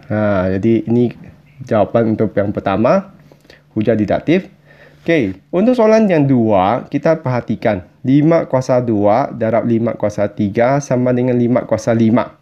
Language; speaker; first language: Malay; non-native, local second language; Chinese